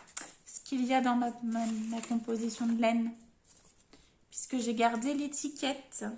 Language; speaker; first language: French; native; French